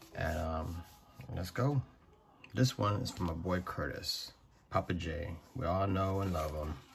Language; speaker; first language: English; native; English